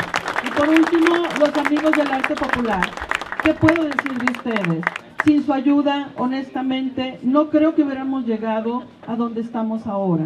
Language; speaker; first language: Spanish; native; Spanish